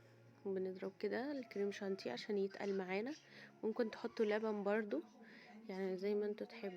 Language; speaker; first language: Arabic; native; Arabic